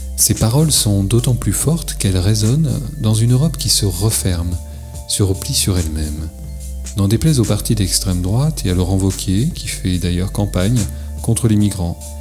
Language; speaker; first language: French; native; French